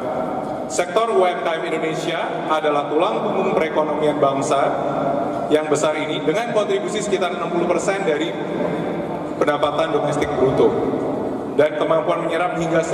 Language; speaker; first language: Indonesian; native; Indonesian